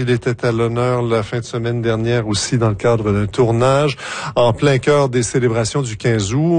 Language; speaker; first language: French; native; French